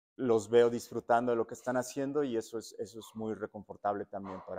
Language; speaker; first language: Spanish; native; Spanish